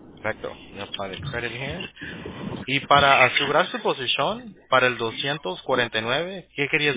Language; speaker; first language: Spanish; early bilingual, heritage; Spanish